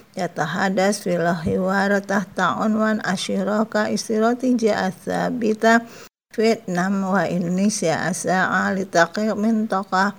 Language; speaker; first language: Arabic; non-native, learner; Indonesian